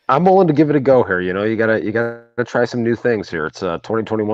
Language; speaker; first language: English; native; English